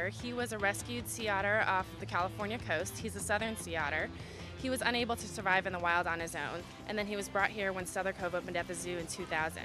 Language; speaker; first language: English; native; English